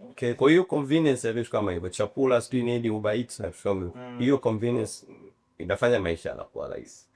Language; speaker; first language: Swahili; native; Swahili